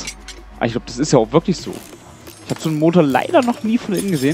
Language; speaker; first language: German; native; German